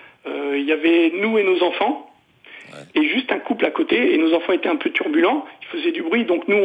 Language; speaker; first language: French; native; French